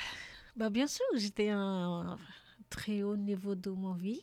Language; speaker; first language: French; non-native, learner; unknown